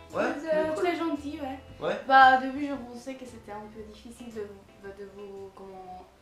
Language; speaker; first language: French; non-native, learner; Spanish